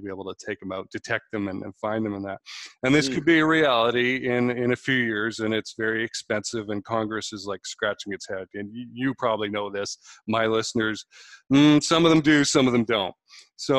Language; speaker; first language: English; native; English